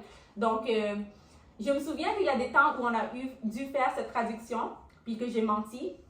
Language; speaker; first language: French; early bilingual, other home language; Urdu